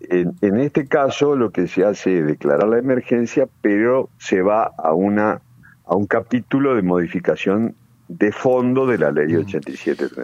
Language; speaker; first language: Spanish; native; Spanish